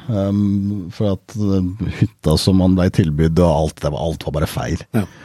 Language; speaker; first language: Norwegian; early bilingual, heritage; Norwegian